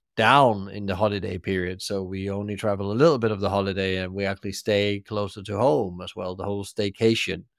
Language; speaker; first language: English; non-native, fluent; Danish